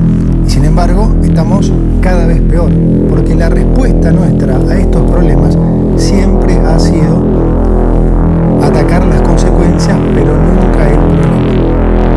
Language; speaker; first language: Spanish; native; Spanish